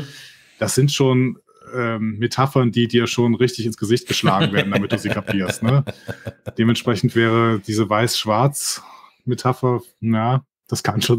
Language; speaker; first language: German; native; German